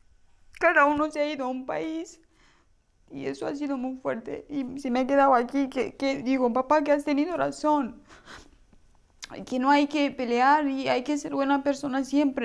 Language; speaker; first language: Spanish; non-native, fluent; Romanian